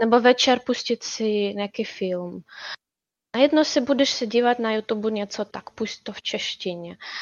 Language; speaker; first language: Czech; non-native, fluent; Ukrainian